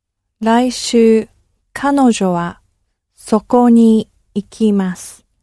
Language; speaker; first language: Japanese; non-native, learner; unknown